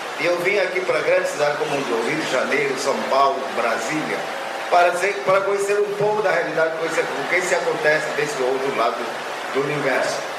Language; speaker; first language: Portuguese; non-native, local second language; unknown